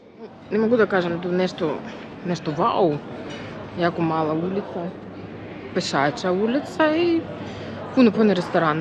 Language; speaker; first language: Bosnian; non-native, fluent; Russian